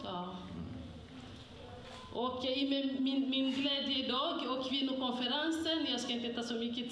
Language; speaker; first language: Swedish; non-native, fluent; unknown